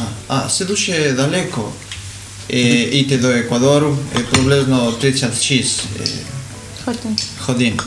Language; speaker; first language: Ukrainian; non-native, learner; Spanish